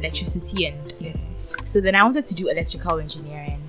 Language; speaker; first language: English; non-native, local second language; Akan